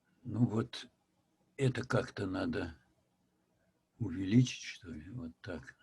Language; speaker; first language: Russian; native; Russian